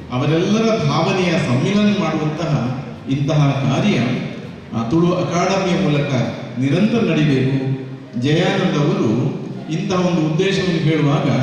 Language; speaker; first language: Kannada; non-native, local second language; Tulu